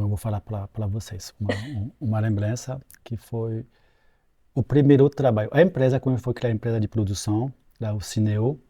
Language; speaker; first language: Portuguese; non-native, fluent; French